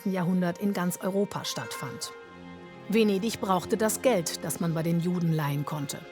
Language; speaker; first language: German; native; German